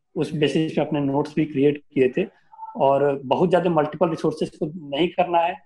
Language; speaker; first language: Hindi; native; Hindi